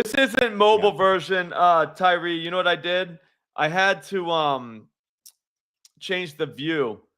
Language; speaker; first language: English; native; English